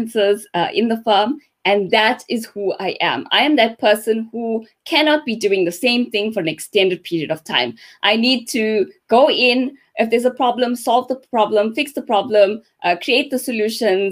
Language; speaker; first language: English; native; English